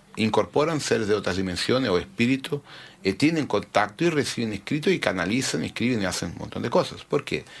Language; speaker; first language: Spanish; early bilingual, heritage; Spanish